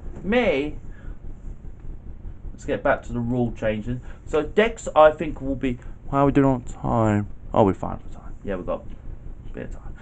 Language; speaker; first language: English; native; English